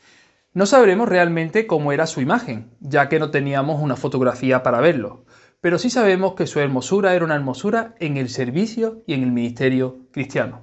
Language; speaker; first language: Spanish; native; Spanish